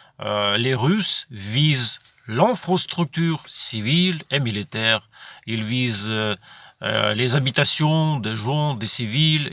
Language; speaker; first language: French; non-native, fluent; Ukrainian